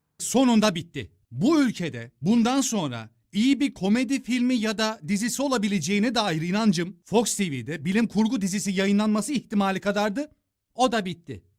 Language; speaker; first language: Turkish; native; Turkish